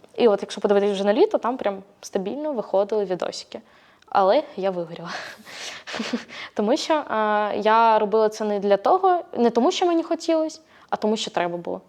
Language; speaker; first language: Ukrainian; native; Ukrainian